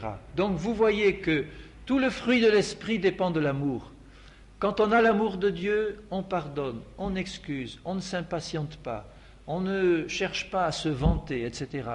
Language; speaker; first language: French; native; French